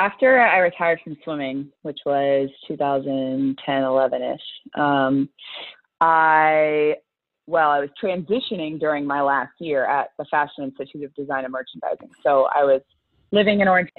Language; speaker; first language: English; native; English